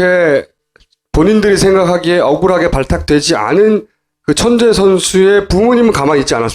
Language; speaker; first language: Korean; native; Korean